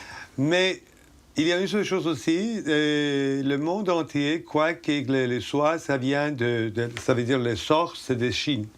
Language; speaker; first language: French; non-native, learner; Turkish